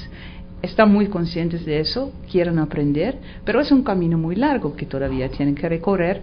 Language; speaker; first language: Spanish; non-native, fluent; Dutch